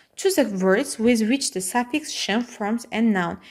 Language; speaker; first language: English; non-native, fluent; Azerbaijani